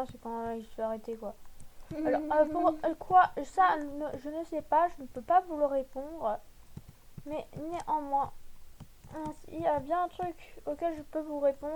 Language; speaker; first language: French; native; French